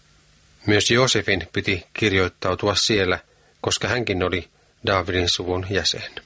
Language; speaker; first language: Finnish; native; Finnish